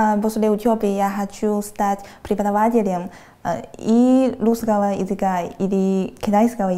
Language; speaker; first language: Russian; non-native, learner; Chinese